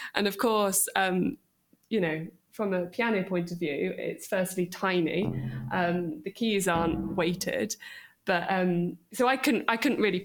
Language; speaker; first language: English; native; English